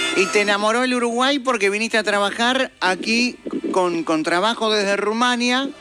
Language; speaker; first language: Spanish; native; Spanish